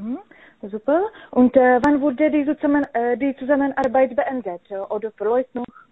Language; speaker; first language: German; non-native, learner; Czech